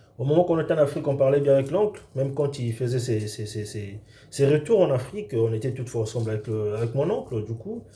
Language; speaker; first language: French; non-native, local second language; Lingala